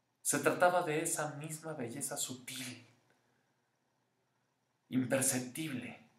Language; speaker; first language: Spanish; native; Spanish